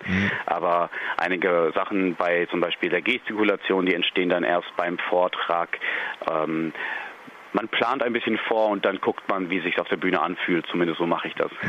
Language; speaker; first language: German; native; German